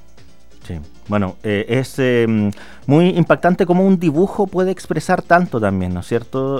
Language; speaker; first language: Spanish; native; Spanish